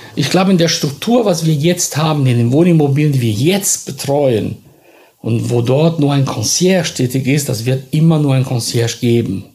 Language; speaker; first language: German; non-native, fluent; Italian